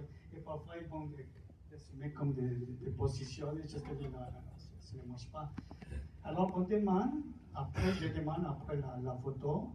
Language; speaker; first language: French; non-native, fluent; Spanish